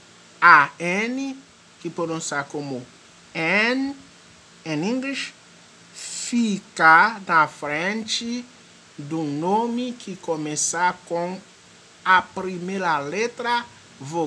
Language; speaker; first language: Portuguese; non-native, fluent; French